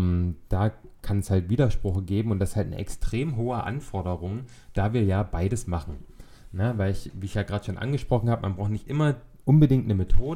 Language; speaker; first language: German; native; German